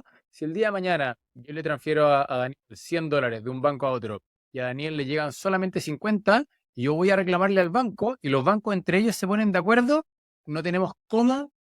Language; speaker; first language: Spanish; native; Spanish